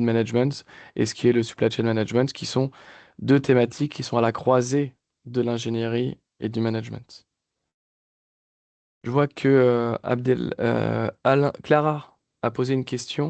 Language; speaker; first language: French; native; French